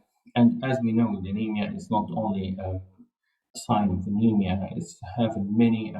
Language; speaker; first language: English; non-native, fluent; Arabic